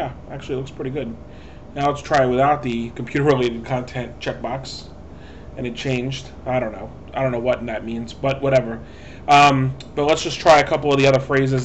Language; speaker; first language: English; native; English